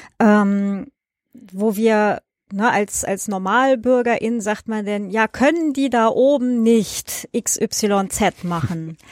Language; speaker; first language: German; native; German